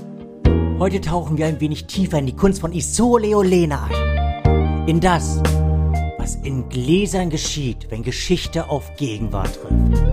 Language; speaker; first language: German; native; German